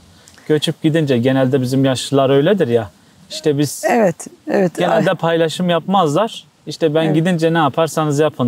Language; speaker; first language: Turkish; native; Turkish